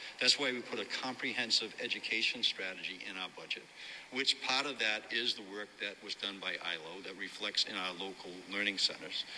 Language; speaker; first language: English; native; English